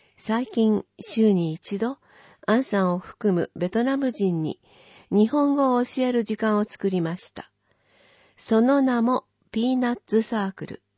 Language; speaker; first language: Japanese; native; Japanese